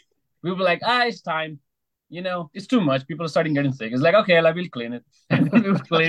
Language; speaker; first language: English; non-native, local second language; Hindi